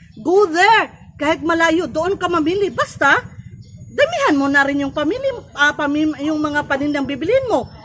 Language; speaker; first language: Filipino; non-native, local second language; Cebuano